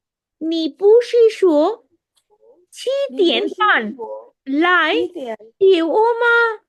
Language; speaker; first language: Chinese; non-native, fluent; Hindi